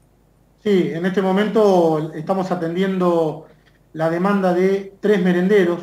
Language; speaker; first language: Spanish; native; Spanish